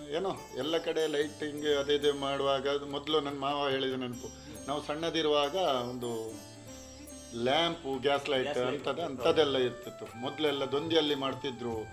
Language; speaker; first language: Kannada; non-native, local second language; Tulu